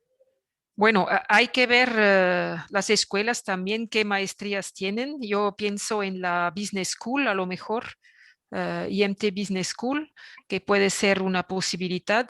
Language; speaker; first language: Spanish; non-native, fluent; French